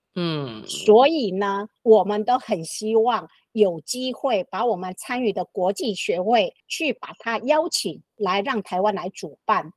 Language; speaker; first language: Chinese; native; Chinese